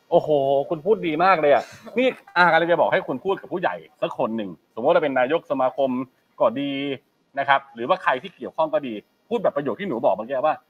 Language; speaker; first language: Thai; native; Thai